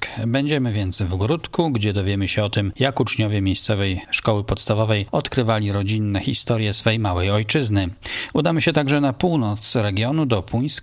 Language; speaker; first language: Polish; native; Polish